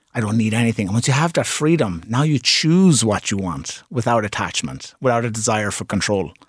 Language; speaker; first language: English; native; English